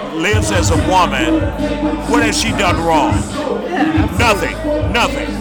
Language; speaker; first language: English; native; English